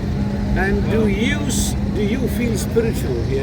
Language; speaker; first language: English; non-native, local second language; Tamil